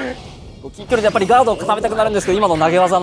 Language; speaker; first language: Japanese; native; Japanese